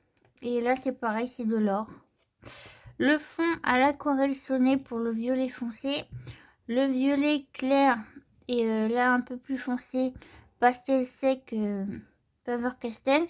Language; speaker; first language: French; native; French